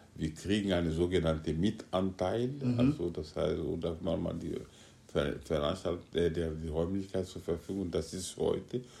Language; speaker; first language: German; non-native, fluent; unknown